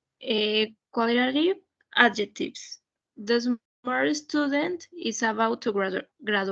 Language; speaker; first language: English; non-native, learner; Spanish